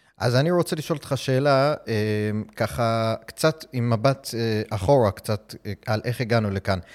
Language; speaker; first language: Hebrew; non-native, fluent; English